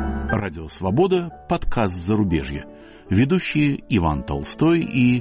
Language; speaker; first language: Russian; native; Russian